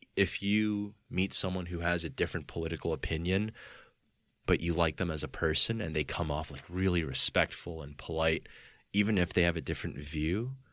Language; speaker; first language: English; early bilingual, other home language; Spanish